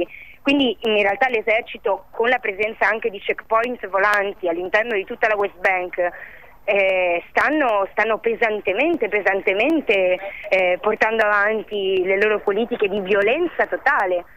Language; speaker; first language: Italian; native; Italian